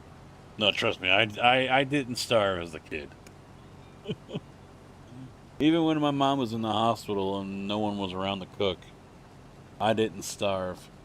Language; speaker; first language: English; native; English